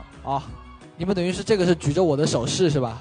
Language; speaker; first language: Chinese; native; Chinese